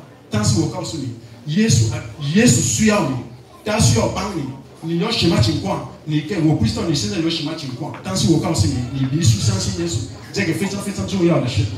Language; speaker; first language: Chinese; non-native, learner; French